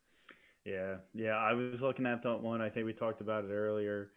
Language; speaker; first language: English; native; English